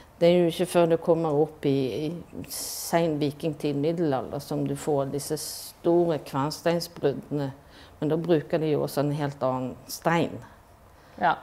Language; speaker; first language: Norwegian; native; Norwegian